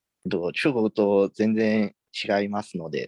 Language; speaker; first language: Japanese; non-native, learner; Chinese